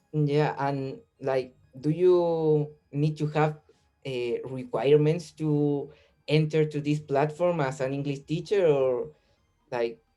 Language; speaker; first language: English; non-native, learner; Spanish